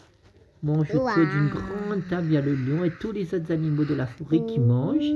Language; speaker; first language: French; native; French